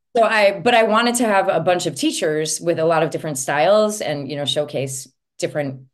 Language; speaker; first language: English; native; English